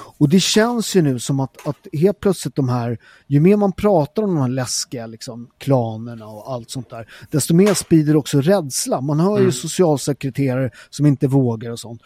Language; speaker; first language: Swedish; early bilingual, other home language; Italian